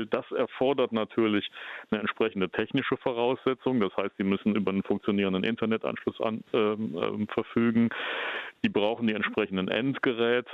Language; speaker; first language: German; native; German